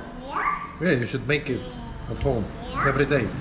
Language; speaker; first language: English; non-native, learner; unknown